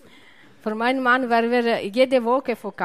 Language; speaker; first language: German; non-native, learner; Italian